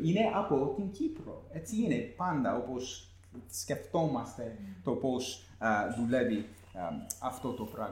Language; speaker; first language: Greek; non-native, fluent; English